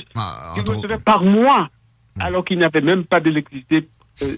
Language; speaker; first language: French; non-native, local second language; Haitian Creole